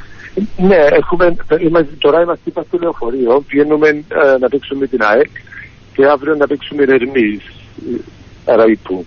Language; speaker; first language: Greek; early bilingual, heritage; Greek